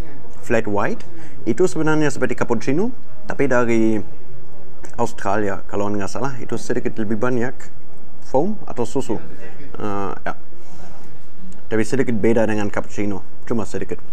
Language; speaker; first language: Indonesian; non-native, fluent; German